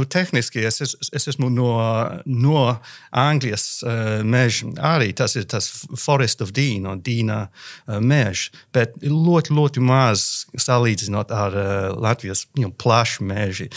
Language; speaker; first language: Latvian; non-native, learner; English